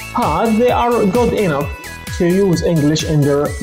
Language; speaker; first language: English; non-native, fluent; Arabic